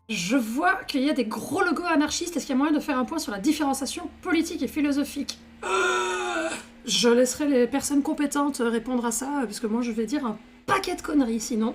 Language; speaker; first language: French; native; French